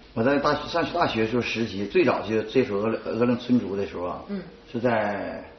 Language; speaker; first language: Chinese; native; Chinese